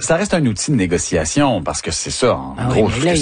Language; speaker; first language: French; native; French